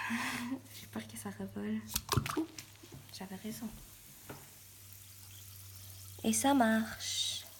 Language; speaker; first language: French; non-native, local second language; English